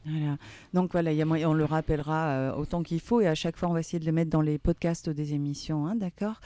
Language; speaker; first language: French; native; French